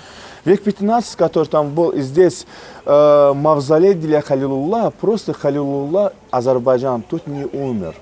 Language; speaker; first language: Russian; non-native, local second language; Azerbaijani